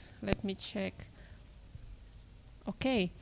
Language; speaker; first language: English; non-native, local second language; Indonesian